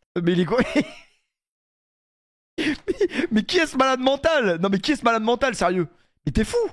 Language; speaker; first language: French; native; French